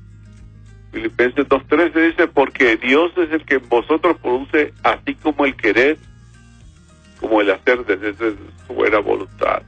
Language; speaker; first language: Spanish; native; Spanish